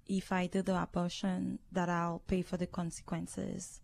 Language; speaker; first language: English; non-native, learner; Haitian Creole